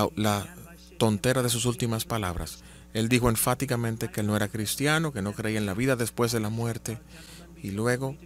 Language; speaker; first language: Spanish; non-native, fluent; Malayalam